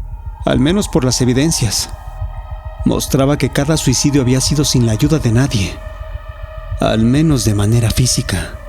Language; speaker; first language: Spanish; native; Spanish